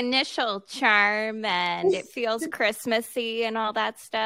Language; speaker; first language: English; native; English